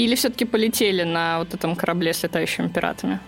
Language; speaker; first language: Russian; native; Russian